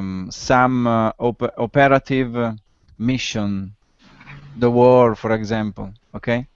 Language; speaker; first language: English; non-native, learner; Italian